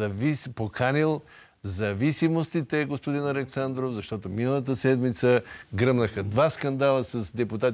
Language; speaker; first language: Bulgarian; native; Bulgarian